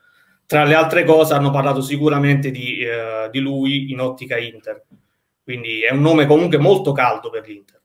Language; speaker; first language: Italian; native; Italian